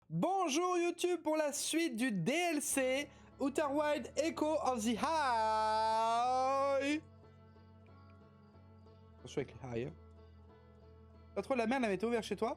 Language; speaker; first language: French; native; French